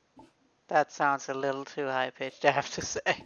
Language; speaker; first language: English; non-native, fluent; German